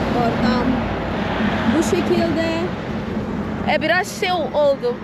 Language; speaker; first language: Turkish; non-native, fluent; Portuguese